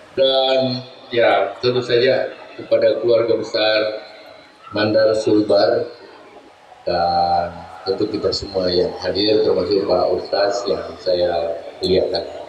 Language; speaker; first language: Indonesian; native; Indonesian